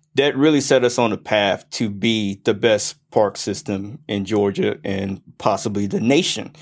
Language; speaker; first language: English; native; English